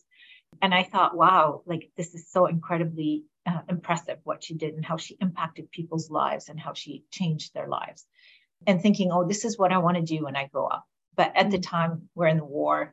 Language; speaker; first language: English; non-native, fluent; Arabic